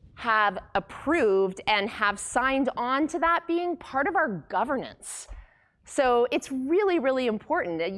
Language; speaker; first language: English; native; English